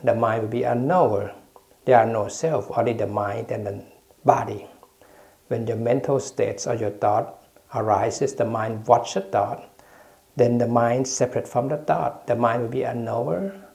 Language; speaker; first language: English; non-native, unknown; Thai